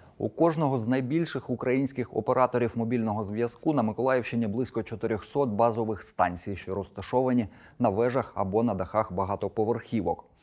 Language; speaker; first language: Ukrainian; native; Ukrainian